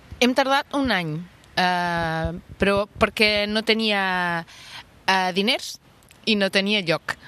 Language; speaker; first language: Catalan; non-native, fluent; Portuguese